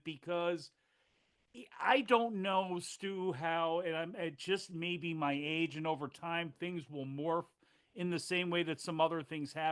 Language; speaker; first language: English; native; English